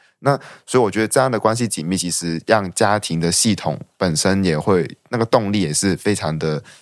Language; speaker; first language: Chinese; non-native, local second language; Cantonese